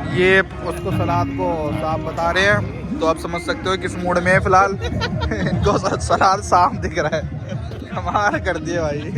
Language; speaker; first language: Hindi; native; Hindi